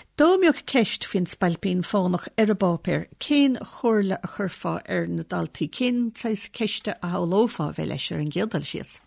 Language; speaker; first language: Irish; native; Irish